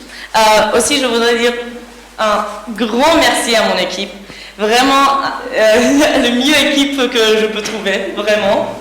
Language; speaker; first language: French; non-native, learner; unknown